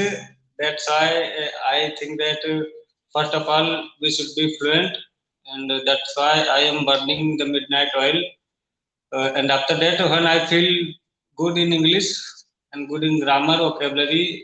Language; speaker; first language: English; non-native, learner; Hindi